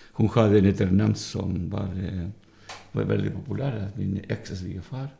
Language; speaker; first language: Norwegian; non-native, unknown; Spanish